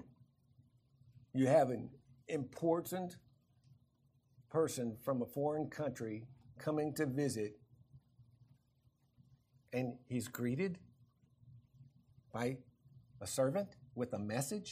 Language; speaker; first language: English; native; English